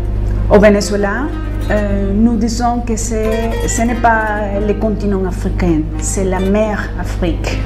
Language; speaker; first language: French; non-native, fluent; Spanish